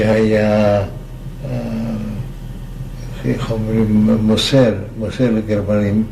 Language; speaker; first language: Hebrew; non-native, fluent; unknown